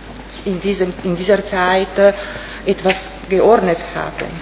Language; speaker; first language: German; non-native, fluent; Italian